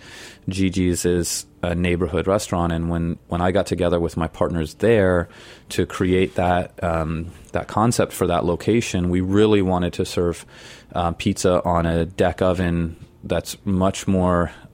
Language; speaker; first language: English; native; English